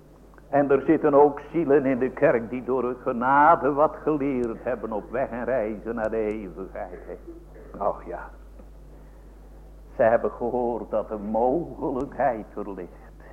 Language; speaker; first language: Dutch; native; Dutch